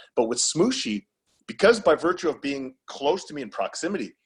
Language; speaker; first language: English; native; English